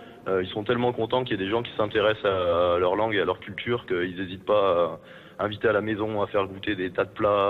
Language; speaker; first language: French; native; French